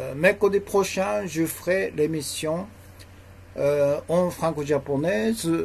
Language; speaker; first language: French; non-native, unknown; Japanese